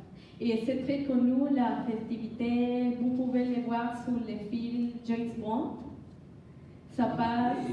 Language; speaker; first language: French; non-native, learner; Spanish